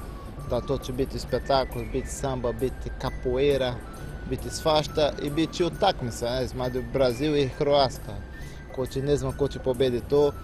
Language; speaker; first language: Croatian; non-native, learner; Portuguese